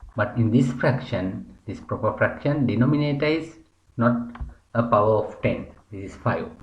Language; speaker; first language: English; non-native, local second language; Sinhala